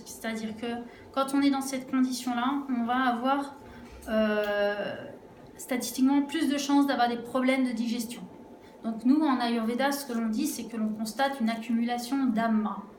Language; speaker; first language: French; native; French